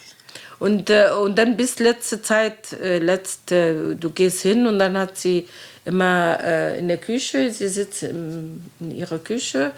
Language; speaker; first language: German; non-native, fluent; Arabic